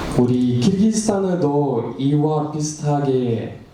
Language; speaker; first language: Korean; non-native, learner; Kyrgyz